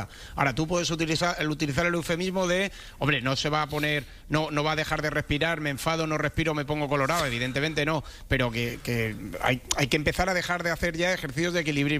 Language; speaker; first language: Spanish; native; Spanish